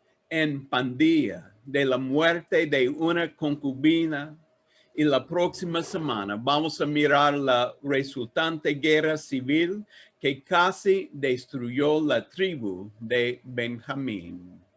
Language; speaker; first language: Spanish; non-native, learner; English